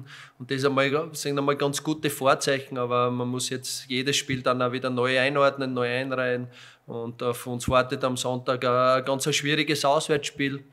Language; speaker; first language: German; native; German